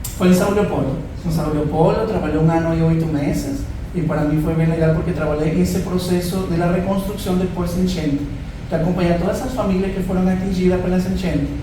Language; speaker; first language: Portuguese; non-native, fluent; Spanish